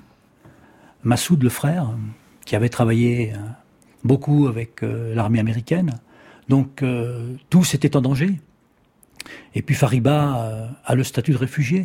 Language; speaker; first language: French; native; French